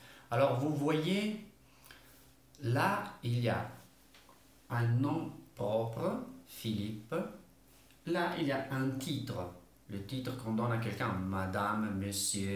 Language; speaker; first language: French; non-native, fluent; Italian